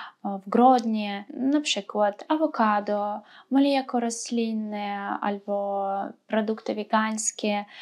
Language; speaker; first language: Polish; non-native, fluent; Russian